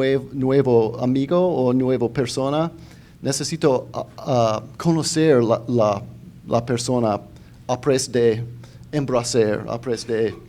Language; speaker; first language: Spanish; non-native, fluent; English